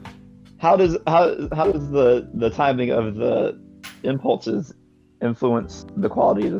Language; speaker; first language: English; native; English